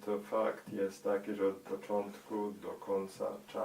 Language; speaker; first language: Polish; early bilingual, heritage; Polish